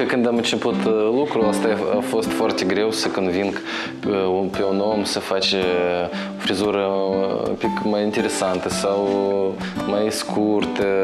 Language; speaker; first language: Romanian; non-native, local second language; Russian